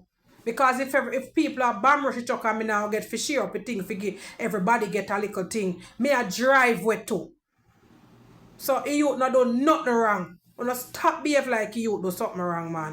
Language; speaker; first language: English; native; English